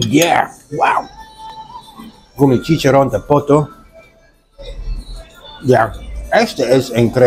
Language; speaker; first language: Spanish; non-native, learner; English